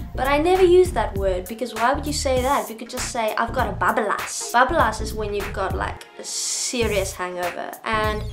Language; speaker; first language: English; non-native, local second language; Afrikaans